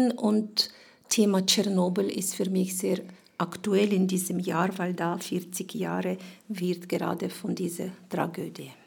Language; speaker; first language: German; non-native, fluent; Ukrainian